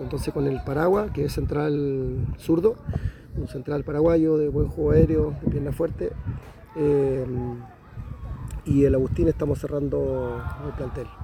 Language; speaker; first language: Spanish; native; Spanish